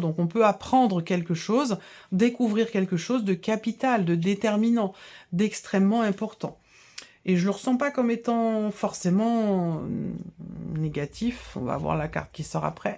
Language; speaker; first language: French; native; French